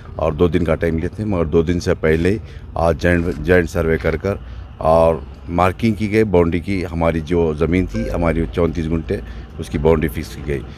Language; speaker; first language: Hindi; non-native, local second language; Urdu